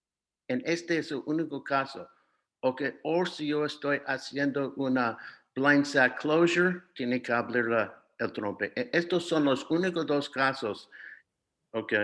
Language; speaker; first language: Spanish; non-native, fluent; English